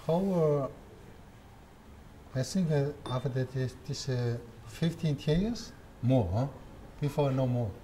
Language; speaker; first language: English; non-native, learner; Chinese